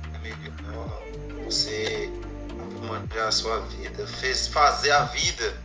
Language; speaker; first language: Portuguese; non-native, fluent; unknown